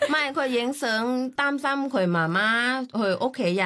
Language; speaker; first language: Cantonese; non-native, learner; Thai